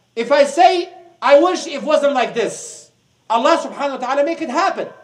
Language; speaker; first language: English; non-native, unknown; Arabic